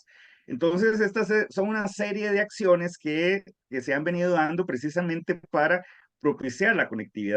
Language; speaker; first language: Spanish; native; Spanish